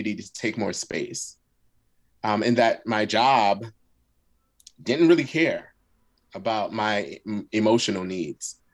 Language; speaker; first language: English; early bilingual, other home language; Arabic